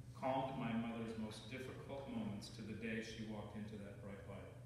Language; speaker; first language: English; native; English